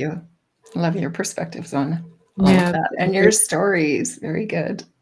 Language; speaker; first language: English; native; English